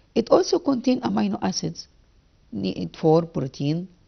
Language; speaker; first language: English; non-native, local second language; Arabic